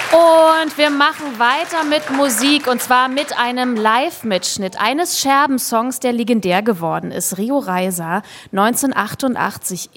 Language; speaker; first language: German; native; German